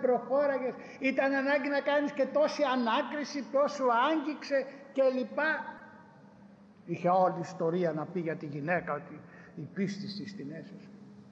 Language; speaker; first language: Greek; native; Greek